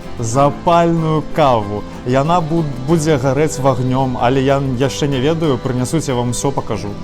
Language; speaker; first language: Belarusian; non-native, local second language; Russian